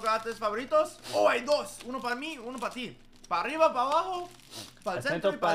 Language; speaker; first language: Spanish; early bilingual, heritage; Spanish